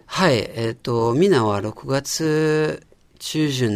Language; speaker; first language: Japanese; non-native, learner; French